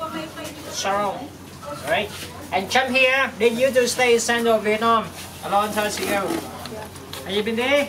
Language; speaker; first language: English; non-native, learner; Vietnamese